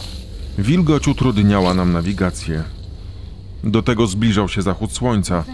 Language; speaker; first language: Polish; native; Polish